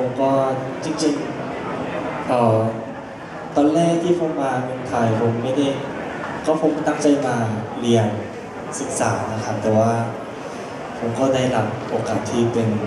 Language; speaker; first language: Thai; non-native, learner; Korean